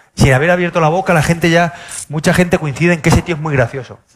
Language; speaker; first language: Spanish; native; Spanish